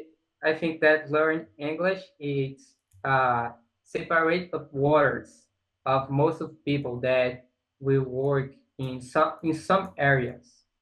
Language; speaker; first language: English; non-native, learner; Portuguese